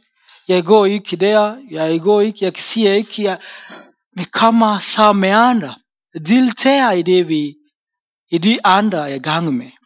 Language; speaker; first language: Danish; non-native, fluent; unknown